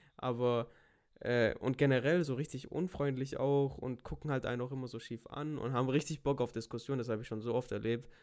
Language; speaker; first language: German; early bilingual, other home language; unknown